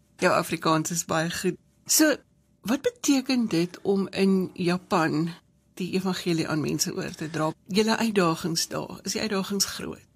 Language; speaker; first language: Afrikaans; native; Afrikaans